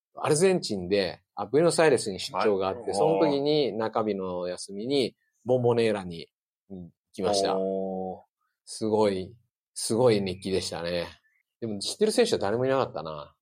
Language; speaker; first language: Japanese; native; Japanese